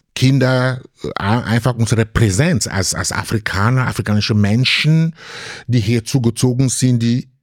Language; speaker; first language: German; non-native, fluent; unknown